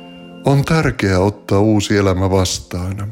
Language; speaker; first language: Finnish; native; Finnish